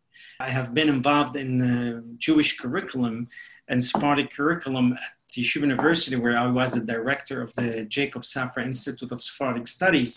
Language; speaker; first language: English; non-native, fluent; Spanish